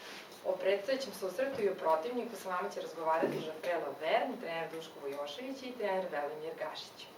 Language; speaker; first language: Serbian; native; Serbian